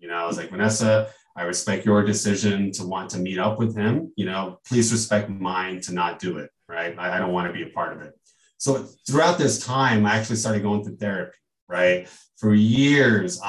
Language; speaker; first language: English; native; English